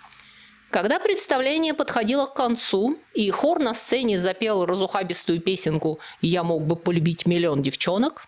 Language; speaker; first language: Russian; native; Russian